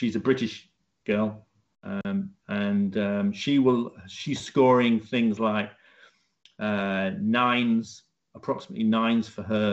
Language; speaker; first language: English; native; English